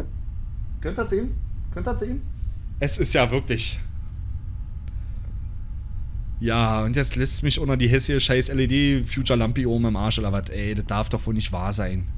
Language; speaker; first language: German; native; German